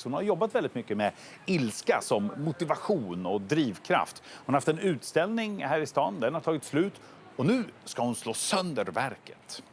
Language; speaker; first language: Swedish; native; Swedish